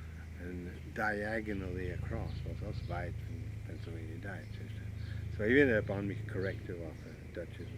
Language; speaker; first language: German; early bilingual, heritage; Pennsylvania German